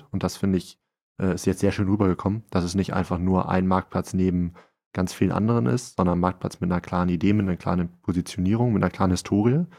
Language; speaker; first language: German; native; German